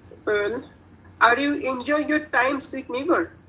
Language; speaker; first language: English; non-native, learner; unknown